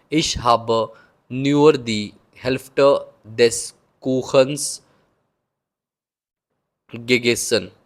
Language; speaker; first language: German; non-native, learner; Hindi